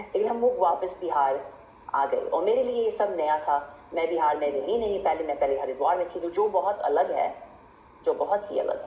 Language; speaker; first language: Hindi; non-native, fluent; English